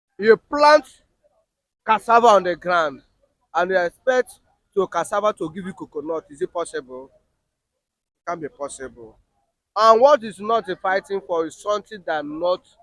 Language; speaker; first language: Nigerian Pidgin; non-native, local second language; Igbo